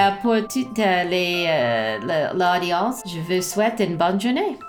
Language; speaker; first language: French; non-native, learner; English